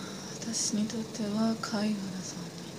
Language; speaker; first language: Japanese; non-native, learner; Persian